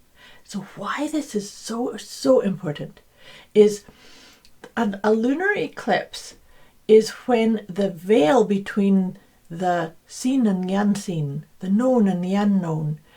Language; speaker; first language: English; native; English